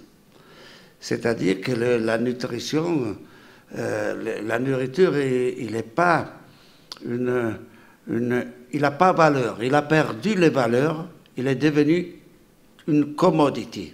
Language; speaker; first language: French; non-native, fluent; Italian